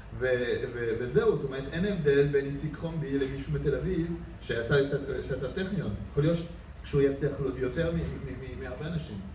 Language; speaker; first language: Hebrew; non-native, fluent; French